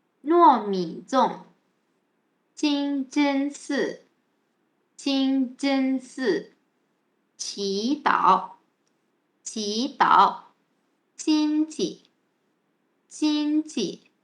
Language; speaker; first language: Chinese; non-native, fluent; Malay